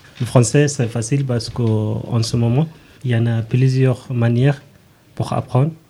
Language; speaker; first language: French; non-native, learner; Arabic